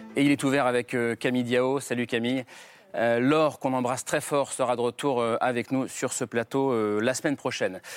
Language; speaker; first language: French; native; French